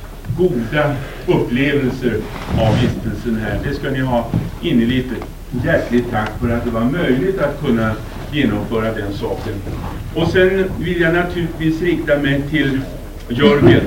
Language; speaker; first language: Swedish; native; Swedish